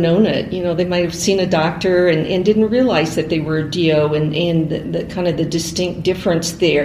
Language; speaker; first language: English; native; English